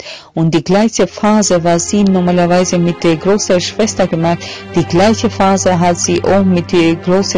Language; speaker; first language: German; non-native, fluent; Albanian